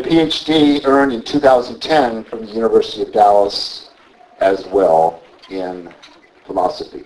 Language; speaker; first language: English; native; English